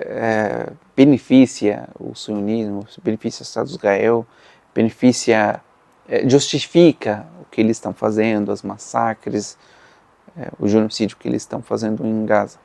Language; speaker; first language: Portuguese; non-native, fluent; Arabic